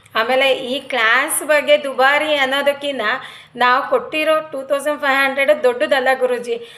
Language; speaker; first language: Kannada; non-native, local second language; Telugu